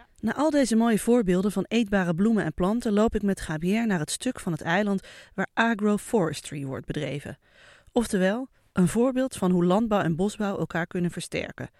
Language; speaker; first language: Dutch; native; Dutch